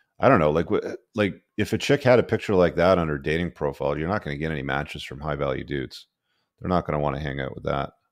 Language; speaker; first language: English; native; English